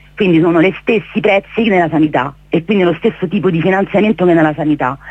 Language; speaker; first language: Italian; native; Italian